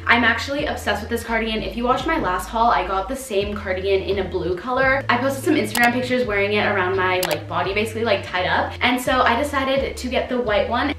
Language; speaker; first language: English; native; English